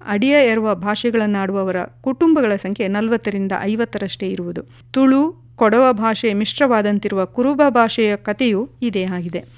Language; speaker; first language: Kannada; non-native, local second language; Kodava